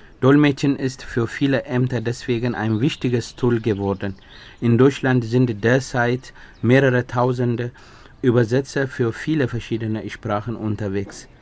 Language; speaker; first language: German; non-native, fluent; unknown